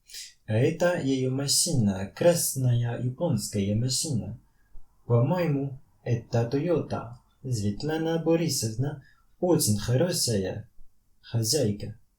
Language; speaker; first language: Russian; non-native, learner; French